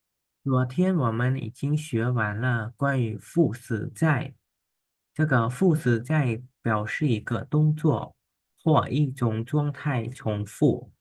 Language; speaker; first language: Chinese; non-native, fluent; Khmer